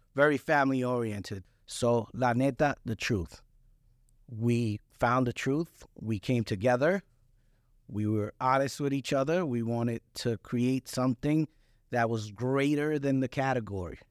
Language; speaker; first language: English; early bilingual, other home language; Spanish